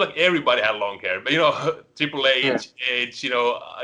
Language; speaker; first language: English; non-native, fluent; Finnish